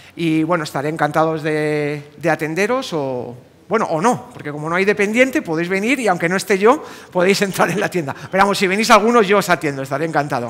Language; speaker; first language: Spanish; native; Spanish